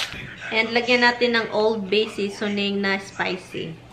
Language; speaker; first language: Filipino; non-native, local second language; Cebuano